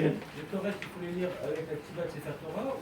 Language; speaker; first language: French; native; French